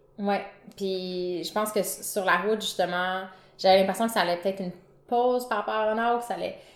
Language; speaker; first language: French; native; French